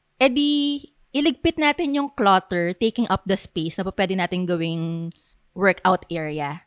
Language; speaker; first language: Filipino; native; Filipino